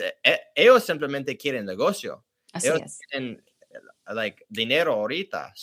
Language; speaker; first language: Spanish; early bilingual, heritage; English